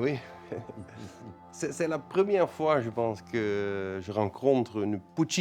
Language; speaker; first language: French; non-native, fluent; Dutch